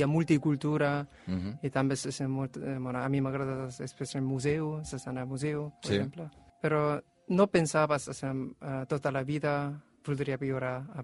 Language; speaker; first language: Catalan; non-native, learner; Korean